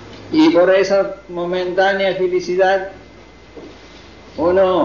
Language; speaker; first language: Spanish; non-native, fluent; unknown